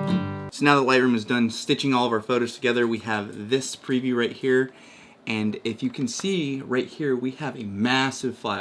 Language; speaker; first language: English; native; English